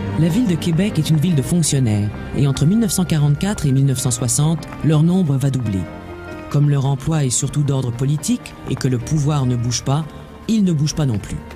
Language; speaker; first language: French; native; French